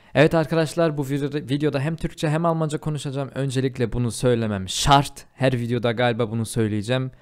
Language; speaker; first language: Turkish; early bilingual, heritage; Turkish